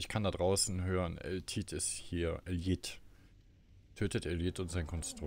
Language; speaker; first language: German; native; German